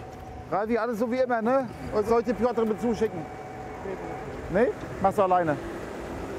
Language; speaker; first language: German; native; German